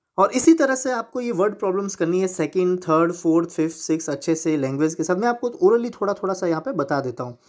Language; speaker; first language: Hindi; non-native, local second language; Gujarati